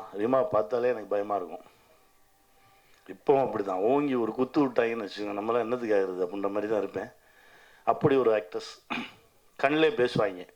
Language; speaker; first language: Tamil; native; Tamil